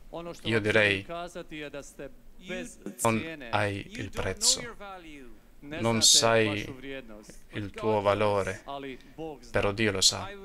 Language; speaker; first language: Italian; non-native, fluent; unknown